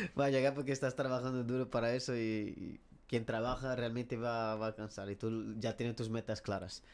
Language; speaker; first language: Spanish; non-native, fluent; Portuguese